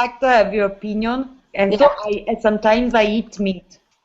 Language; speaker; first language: English; non-native, learner; Italian